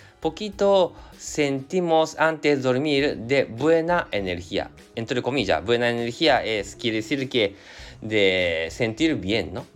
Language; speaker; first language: Spanish; non-native, learner; Japanese